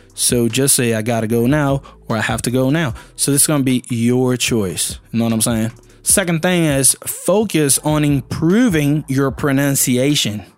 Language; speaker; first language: English; non-native, fluent; Portuguese